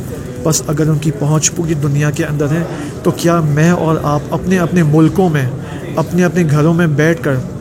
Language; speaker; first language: Urdu; native; Urdu